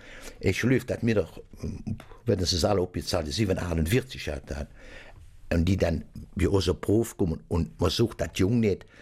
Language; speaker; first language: German; native; German